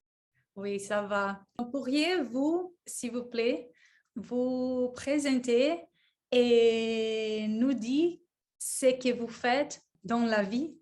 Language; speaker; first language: French; non-native, learner; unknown